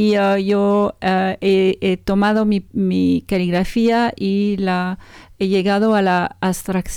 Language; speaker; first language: Spanish; non-native, learner; French